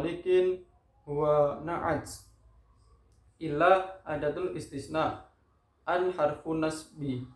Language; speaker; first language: Arabic; non-native, learner; Indonesian